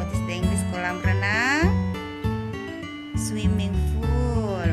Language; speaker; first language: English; non-native, learner; Indonesian